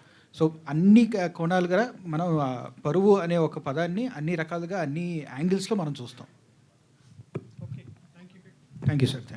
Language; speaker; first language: Telugu; native; Telugu